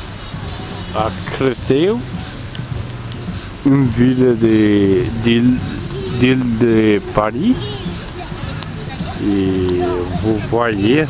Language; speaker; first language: French; non-native, learner; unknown